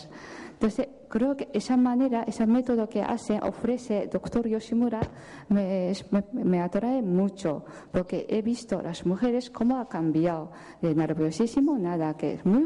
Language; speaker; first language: Spanish; non-native, fluent; Japanese